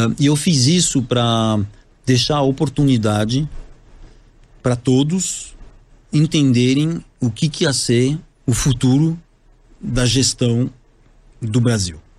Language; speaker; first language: Portuguese; non-native, fluent; French